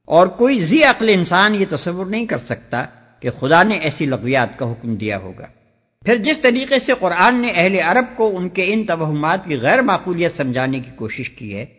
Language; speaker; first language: Urdu; native; Urdu